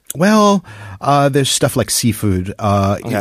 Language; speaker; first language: English; native; English